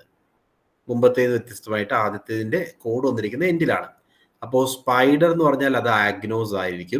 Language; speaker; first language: Malayalam; native; Malayalam